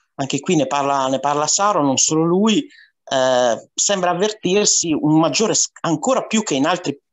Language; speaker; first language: Italian; native; Italian